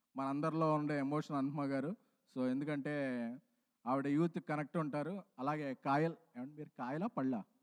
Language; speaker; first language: Telugu; native; Telugu